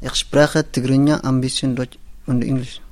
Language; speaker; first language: German; non-native, learner; Tigrinya